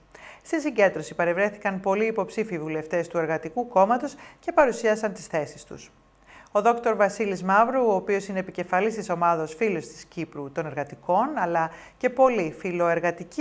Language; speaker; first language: Greek; native; Greek